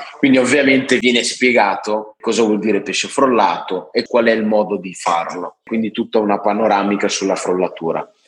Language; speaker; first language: Italian; native; Italian